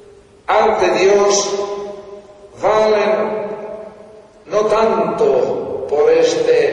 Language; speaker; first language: Spanish; non-native, fluent; Italian